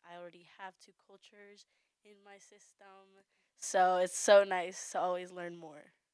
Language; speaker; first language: English; non-native, local second language; Spanish